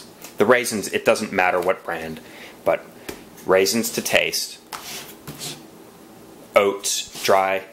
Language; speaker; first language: English; native; English